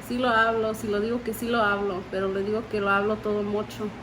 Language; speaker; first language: Spanish; early bilingual, heritage; Spanish